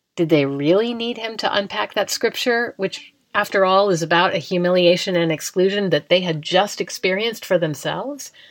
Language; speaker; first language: English; native; English